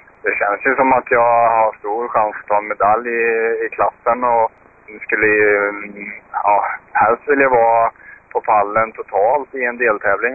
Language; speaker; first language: Swedish; native; Swedish